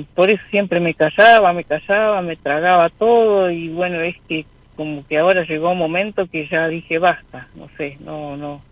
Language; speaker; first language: Spanish; native; Spanish